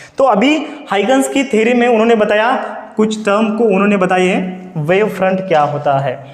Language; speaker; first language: Hindi; non-native, local second language; Marathi